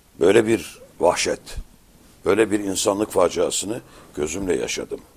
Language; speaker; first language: Turkish; native; Turkish